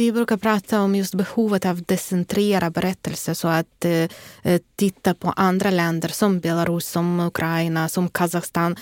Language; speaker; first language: Swedish; non-native, fluent; Ukrainian